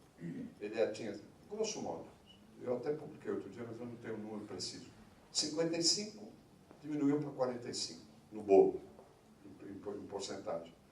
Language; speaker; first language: Portuguese; native; Portuguese